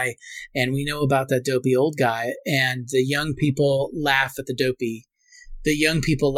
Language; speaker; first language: English; native; English